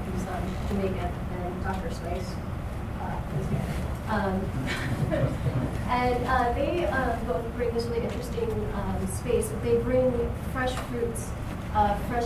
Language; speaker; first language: English; native; English